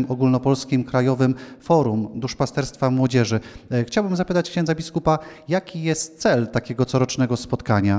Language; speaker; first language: Polish; native; Polish